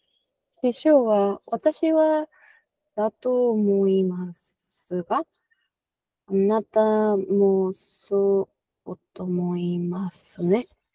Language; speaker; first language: Japanese; non-native, learner; Spanish